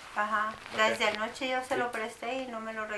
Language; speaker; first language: Spanish; native; Spanish